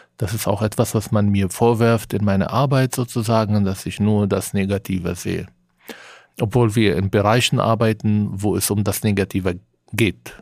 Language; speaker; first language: German; non-native, fluent; Arabic